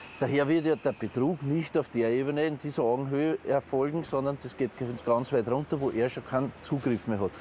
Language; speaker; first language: German; native; German